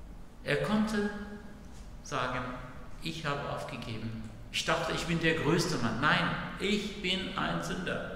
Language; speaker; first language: German; non-native, fluent; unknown